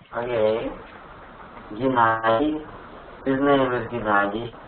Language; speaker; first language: English; non-native, learner; Russian